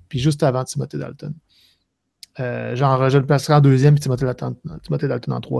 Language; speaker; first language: French; native; French